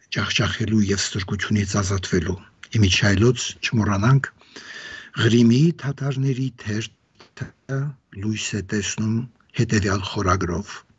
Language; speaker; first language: Armenian; native; Armenian